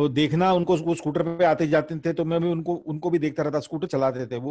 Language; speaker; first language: Hindi; native; Hindi